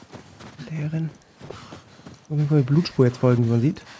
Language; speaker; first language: German; native; German